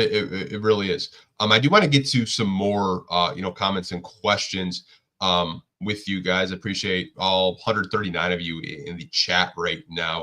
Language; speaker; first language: English; native; English